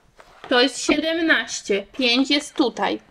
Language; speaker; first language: Polish; native; Polish